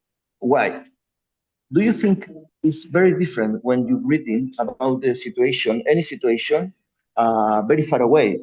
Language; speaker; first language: English; non-native, learner; Spanish